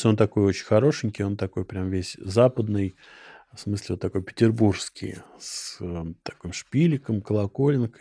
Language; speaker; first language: Russian; native; Russian